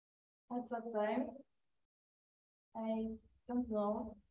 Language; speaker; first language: English; non-native, learner; Japanese